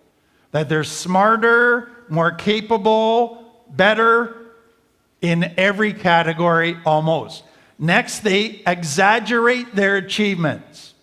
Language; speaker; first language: English; native; English